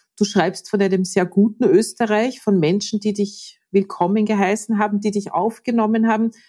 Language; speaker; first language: German; native; German